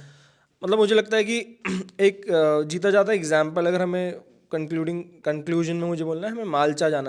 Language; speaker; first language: Hindi; native; Hindi